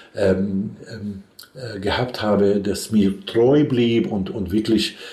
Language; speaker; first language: German; non-native, fluent; Arabic